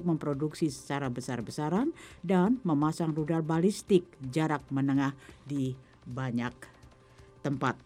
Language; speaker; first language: Indonesian; native; Indonesian